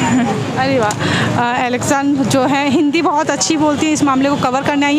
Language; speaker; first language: Hindi; native; Hindi